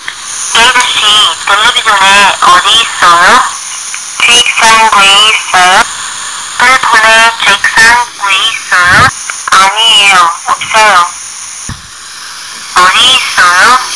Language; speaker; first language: Korean; non-native, learner; Arabic